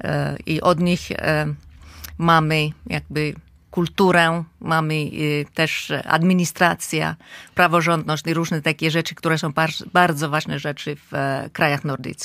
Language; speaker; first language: Polish; non-native, fluent; Finnish